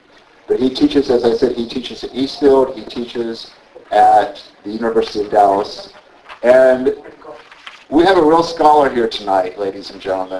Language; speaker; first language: English; native; English